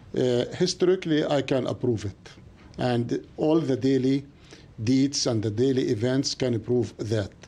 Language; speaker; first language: English; non-native, fluent; Arabic